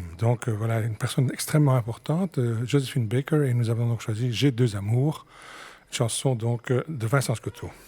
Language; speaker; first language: French; native; French